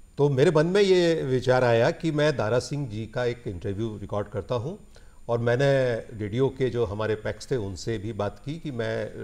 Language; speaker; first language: Hindi; native; Hindi